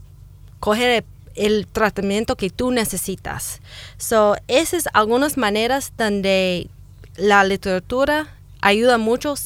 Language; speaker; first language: Spanish; non-native, fluent; English